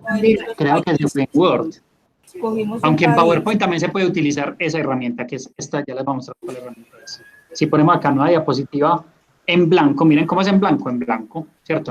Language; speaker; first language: Spanish; native; Spanish